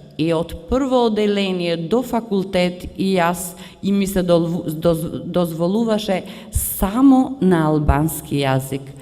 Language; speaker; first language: Macedonian; early bilingual, heritage; Macedonian